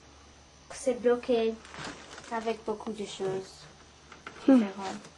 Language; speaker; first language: French; early bilingual, heritage; English